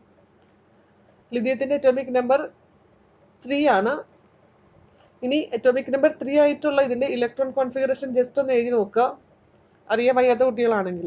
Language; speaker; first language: Malayalam; native; Malayalam